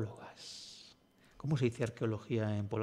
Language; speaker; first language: Spanish; native; Spanish